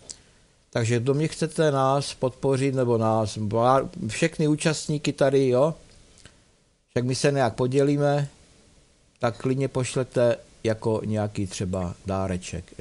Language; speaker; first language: Czech; native; Czech